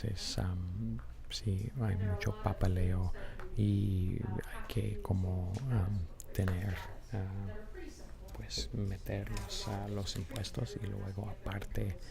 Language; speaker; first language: Spanish; non-native, fluent; English